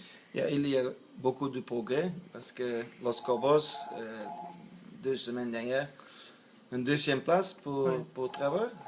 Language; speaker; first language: French; non-native, learner; English